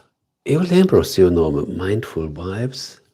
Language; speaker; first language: Portuguese; non-native, learner; German